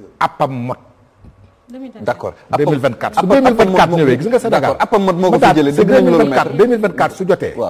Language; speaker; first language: Wolof; non-native, local second language; Fula